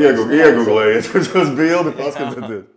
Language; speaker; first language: Latvian; native; Latvian